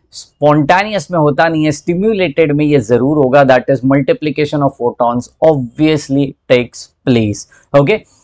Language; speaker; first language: Hindi; native; Hindi